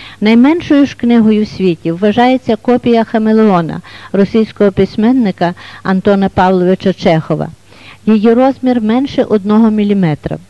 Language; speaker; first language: Ukrainian; native; Ukrainian